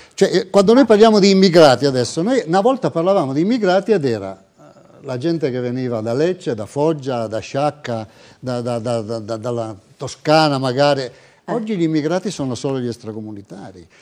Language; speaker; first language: Italian; native; Italian